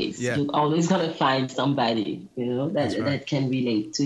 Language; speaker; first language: English; non-native, fluent; Guadeloupean Creole French